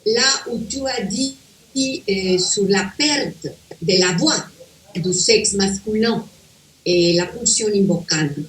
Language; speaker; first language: French; non-native, fluent; Spanish